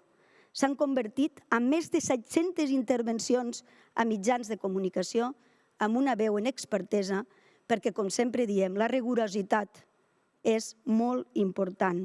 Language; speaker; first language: Catalan; native; Catalan